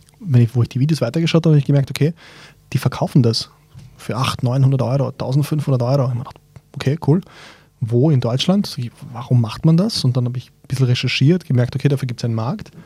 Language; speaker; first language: German; early bilingual, other home language; Bosnian